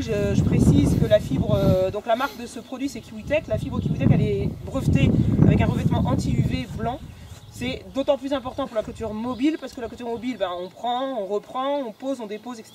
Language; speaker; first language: French; native; French